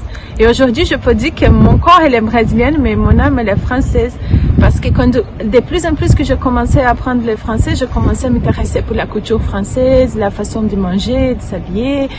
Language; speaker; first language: French; non-native, fluent; Portuguese